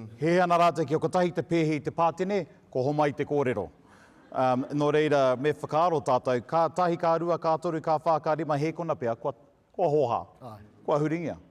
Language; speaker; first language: Māori; non-native, local second language; English